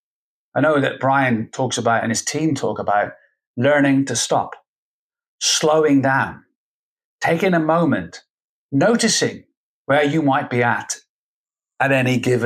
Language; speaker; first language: English; native; English